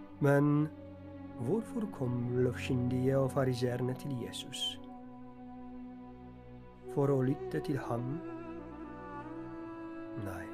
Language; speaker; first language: Norwegian; non-native, fluent; Polish